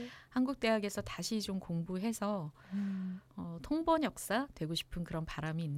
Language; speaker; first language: Korean; native; Korean